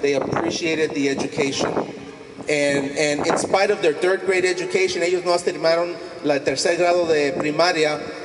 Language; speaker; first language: English; early bilingual, other home language; Spanish